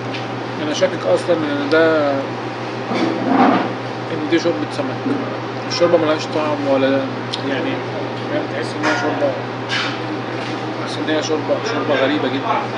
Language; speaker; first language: Arabic; native; Arabic